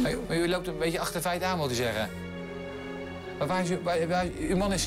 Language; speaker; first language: Dutch; native; Dutch